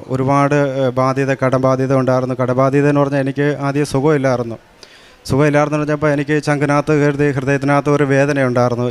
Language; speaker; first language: Malayalam; non-native, local second language; Tamil